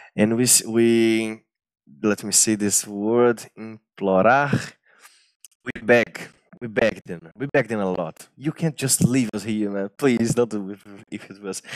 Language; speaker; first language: English; non-native, fluent; Portuguese